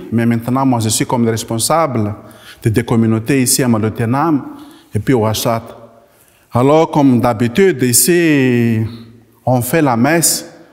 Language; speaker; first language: French; non-native, local second language; Malagasy